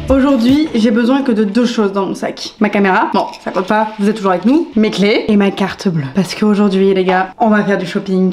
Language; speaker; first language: French; native; French